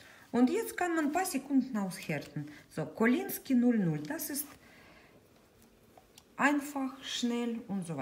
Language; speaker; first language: German; non-native, fluent; Russian